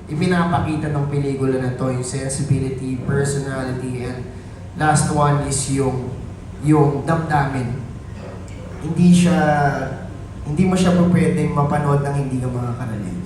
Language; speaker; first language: Filipino; native; Filipino